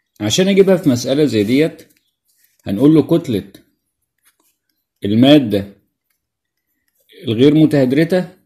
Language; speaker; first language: Arabic; native; Arabic